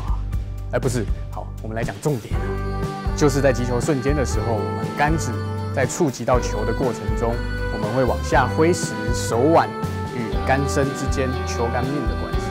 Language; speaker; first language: Chinese; native; Chinese